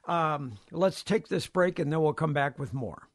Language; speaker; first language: English; native; English